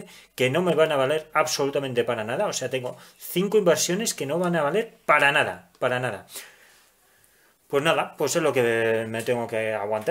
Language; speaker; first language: Spanish; native; Spanish